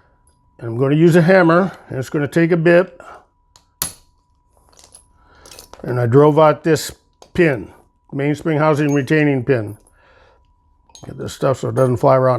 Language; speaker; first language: English; native; English